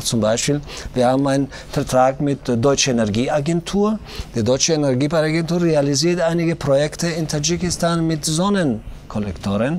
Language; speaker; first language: German; non-native, learner; Tajik